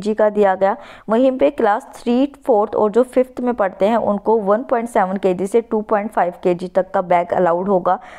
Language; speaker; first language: Hindi; native; Hindi